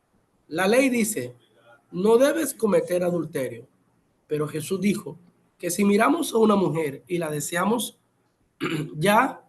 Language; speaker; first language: Spanish; native; Spanish